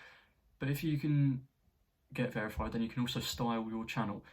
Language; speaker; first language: English; native; English